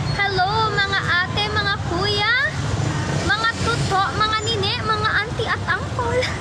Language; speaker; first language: Filipino; non-native, local second language; Hiligaynon